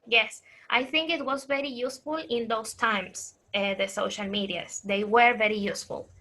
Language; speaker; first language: English; non-native, fluent; Spanish